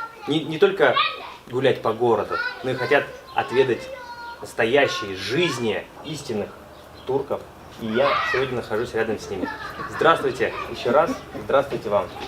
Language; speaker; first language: Russian; native; Russian